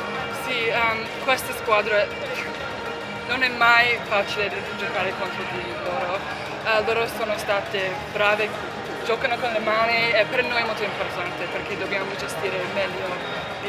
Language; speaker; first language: Italian; non-native, fluent; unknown